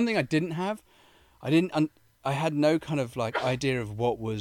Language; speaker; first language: English; native; English